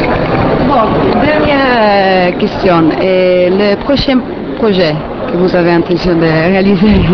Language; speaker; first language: French; non-native, fluent; Italian